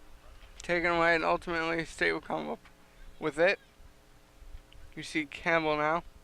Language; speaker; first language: English; native; English